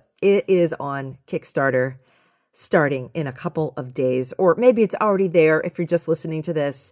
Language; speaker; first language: English; native; English